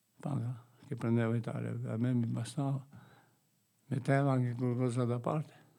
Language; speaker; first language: Italian; non-native, learner; Albanian